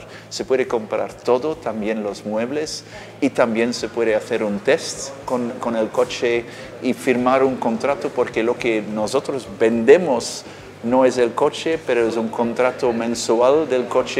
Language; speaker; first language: Spanish; non-native, fluent; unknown